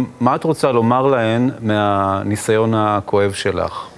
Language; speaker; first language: Hebrew; native; Hebrew